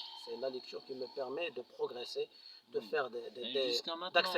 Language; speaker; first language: French; non-native, local second language; Arabic